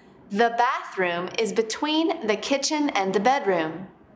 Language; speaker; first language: English; native; English